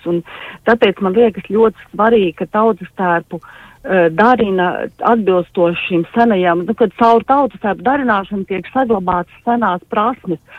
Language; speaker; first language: Latvian; native; Latvian